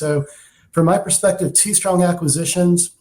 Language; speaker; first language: English; native; English